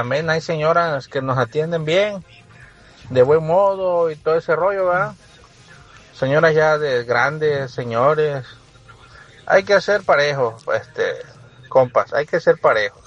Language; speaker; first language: Spanish; native; Spanish